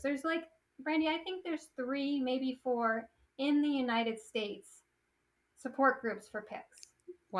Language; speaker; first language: English; native; English